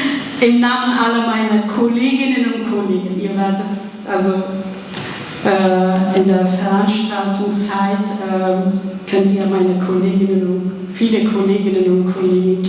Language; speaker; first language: German; non-native, fluent; Kurdish